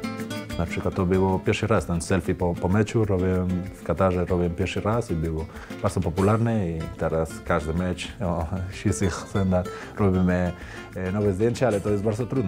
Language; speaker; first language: Polish; non-native, learner; Spanish